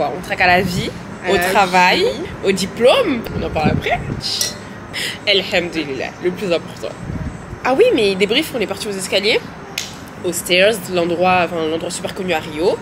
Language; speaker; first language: French; native; French